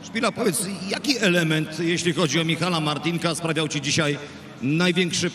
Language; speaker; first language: Polish; native; Polish